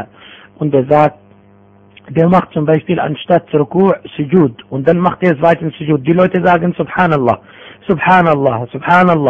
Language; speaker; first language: German; non-native, fluent; Arabic